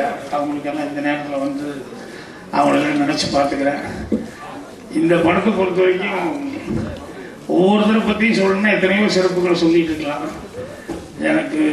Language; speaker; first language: Tamil; native; Tamil